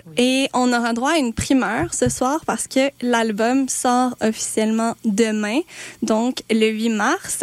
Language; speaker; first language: French; native; French